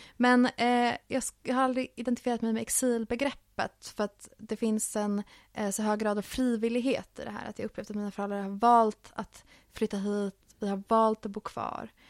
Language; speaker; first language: Swedish; early bilingual, other home language; Finnish